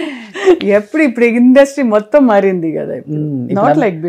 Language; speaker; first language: Telugu; non-native, local second language; Kannada